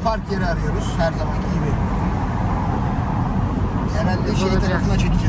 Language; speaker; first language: Turkish; native; Turkish